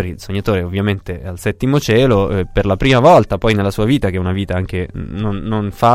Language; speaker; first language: Italian; native; Italian